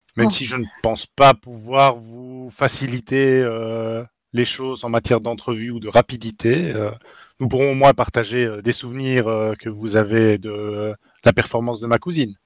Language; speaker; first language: French; native; French